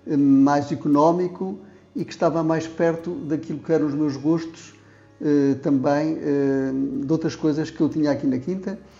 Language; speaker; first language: Portuguese; native; Portuguese